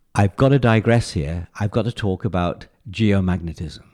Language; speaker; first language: English; native; English